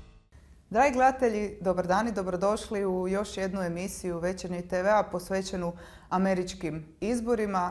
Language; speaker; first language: Croatian; native; Croatian